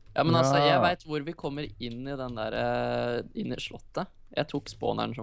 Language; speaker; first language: Norwegian; native; Norwegian